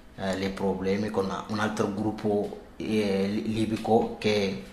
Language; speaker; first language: Italian; non-native, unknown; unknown